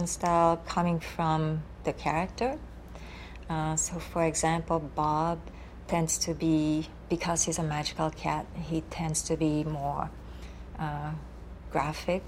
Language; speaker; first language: English; non-native, fluent; Japanese